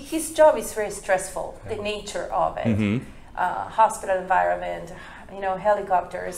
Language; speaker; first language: English; non-native, fluent; Spanish